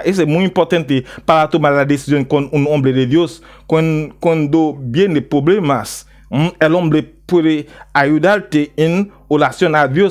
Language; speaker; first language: Spanish; non-native, learner; Haitian Creole